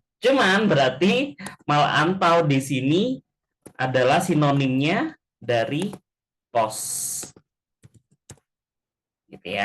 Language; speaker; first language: Indonesian; native; Indonesian